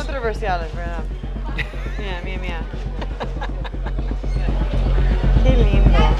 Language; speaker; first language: Spanish; early bilingual, other home language; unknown